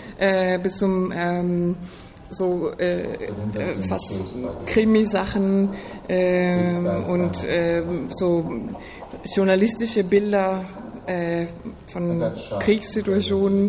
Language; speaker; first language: German; non-native, fluent; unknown